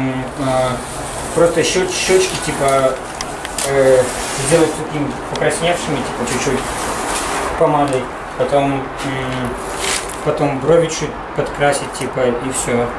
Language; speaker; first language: Russian; native; Russian